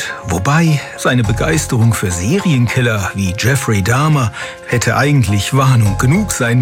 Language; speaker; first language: German; native; German